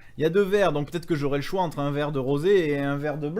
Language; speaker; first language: French; native; French